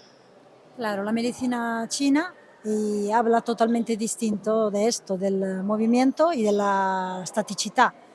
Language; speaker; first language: Spanish; non-native, fluent; Italian